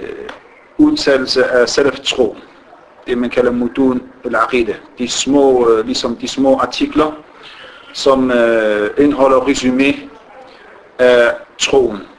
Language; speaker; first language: Danish; non-native, fluent; Arabic